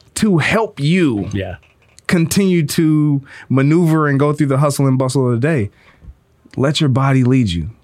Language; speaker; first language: English; native; English